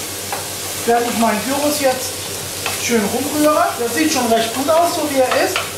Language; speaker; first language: German; native; German